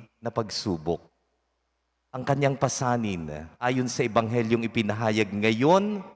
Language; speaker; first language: Filipino; native; Filipino